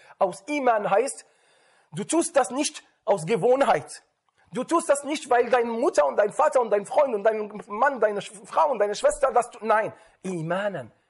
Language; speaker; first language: German; non-native, fluent; Arabic